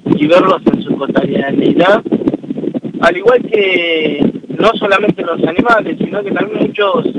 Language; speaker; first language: Spanish; native; Spanish